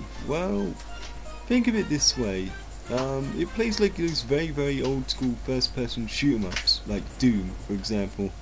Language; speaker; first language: English; native; English